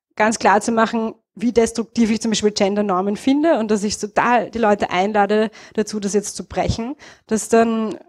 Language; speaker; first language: German; native; German